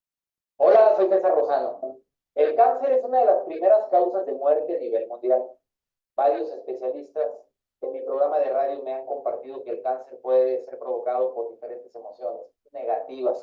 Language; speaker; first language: Spanish; native; Spanish